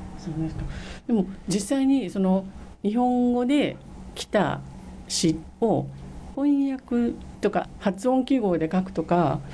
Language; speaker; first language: Japanese; native; Japanese